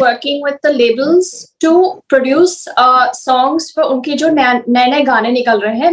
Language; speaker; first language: English; early bilingual, other home language; Hindi